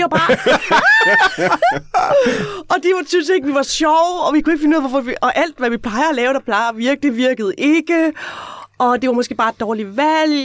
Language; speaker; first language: Danish; native; Danish